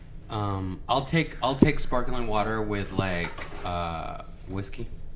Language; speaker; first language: English; early bilingual, other home language; Spanish